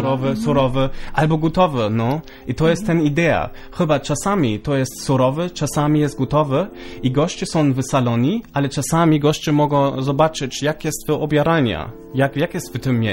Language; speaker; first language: Polish; non-native, local second language; German